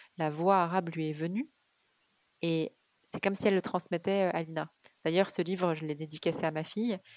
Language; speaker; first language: French; early bilingual, other home language; Arabic